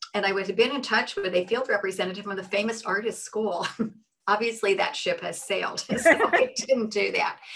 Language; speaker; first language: English; native; English